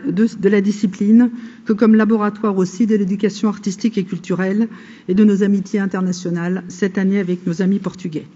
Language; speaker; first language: French; native; French